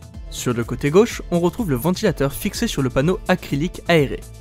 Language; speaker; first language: French; native; French